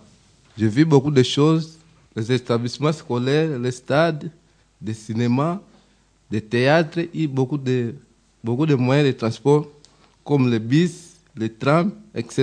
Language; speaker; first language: French; non-native, learner; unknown